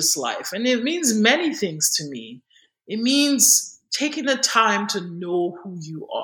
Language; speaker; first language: English; non-native, local second language; Yoruba